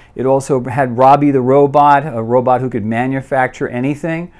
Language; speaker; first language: English; native; English